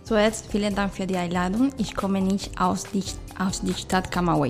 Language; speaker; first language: German; non-native, fluent; Spanish